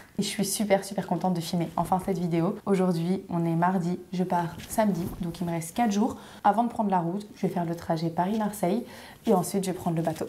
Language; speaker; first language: French; native; French